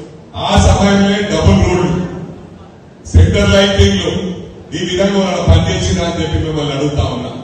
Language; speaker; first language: Telugu; native; Telugu